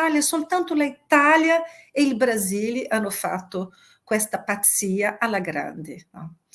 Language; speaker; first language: Italian; non-native, fluent; Portuguese